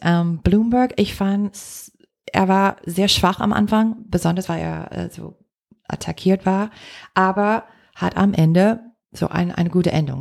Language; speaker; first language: German; non-native, fluent; English